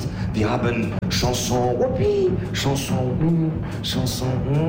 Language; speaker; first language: German; non-native, learner; French